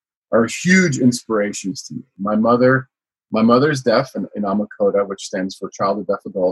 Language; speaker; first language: English; native; English